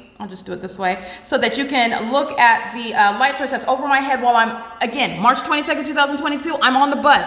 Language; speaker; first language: English; native; English